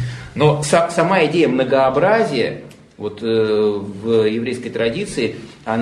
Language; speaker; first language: Russian; native; Russian